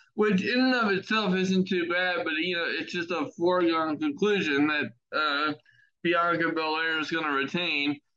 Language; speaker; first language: English; native; English